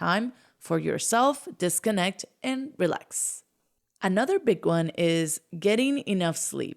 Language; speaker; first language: English; non-native, fluent; Spanish